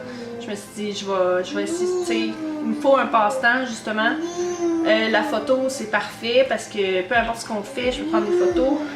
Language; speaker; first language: French; native; French